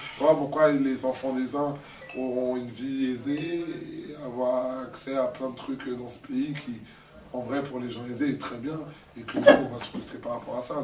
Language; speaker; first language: French; non-native, local second language; Lingala